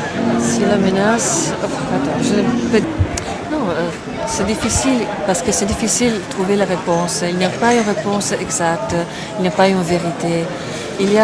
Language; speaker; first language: French; non-native, fluent; Italian